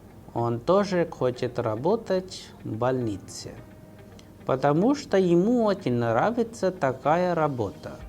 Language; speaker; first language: Russian; non-native, fluent; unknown